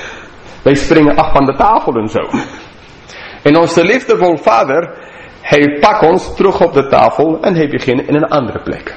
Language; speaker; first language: Dutch; non-native, fluent; English